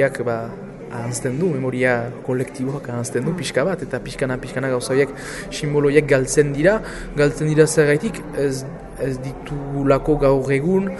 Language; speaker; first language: Basque; native; Basque